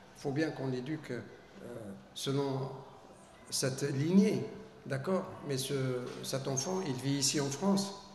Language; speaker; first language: French; non-native, local second language; Arabic